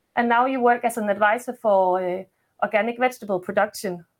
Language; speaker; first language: English; non-native, fluent; Danish